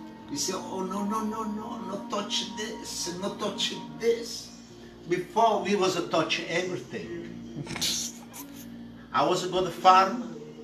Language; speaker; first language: English; non-native, learner; Italian